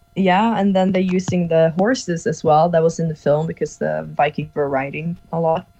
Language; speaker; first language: English; non-native, fluent; Norwegian